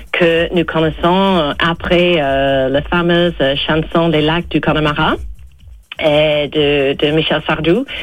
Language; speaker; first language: French; non-native, fluent; English